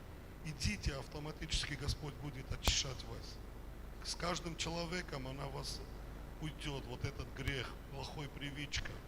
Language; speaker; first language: Russian; non-native, fluent; Armenian